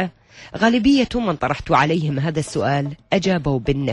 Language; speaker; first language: Arabic; native; Arabic